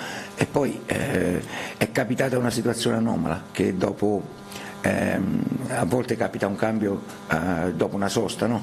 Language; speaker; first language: Italian; native; Italian